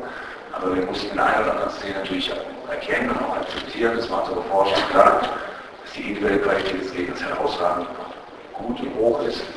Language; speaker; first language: German; native; German